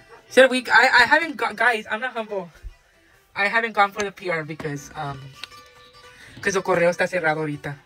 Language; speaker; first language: English; early bilingual, other home language; Spanish